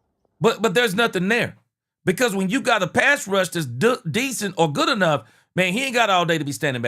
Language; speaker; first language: English; native; English